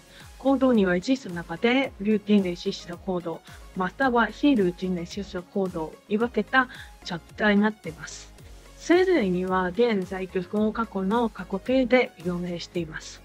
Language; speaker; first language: Japanese; native; Japanese